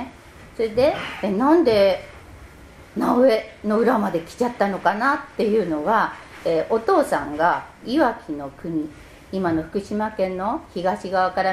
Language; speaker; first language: Japanese; native; Japanese